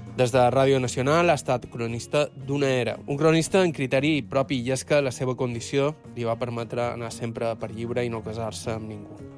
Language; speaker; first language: Catalan; native; Catalan